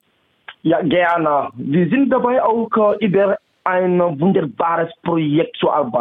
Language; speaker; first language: German; non-native, fluent; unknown